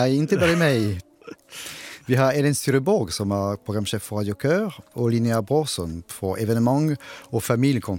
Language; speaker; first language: Swedish; non-native, fluent; French